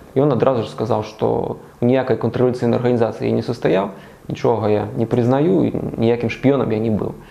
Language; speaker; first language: Belarusian; native; Belarusian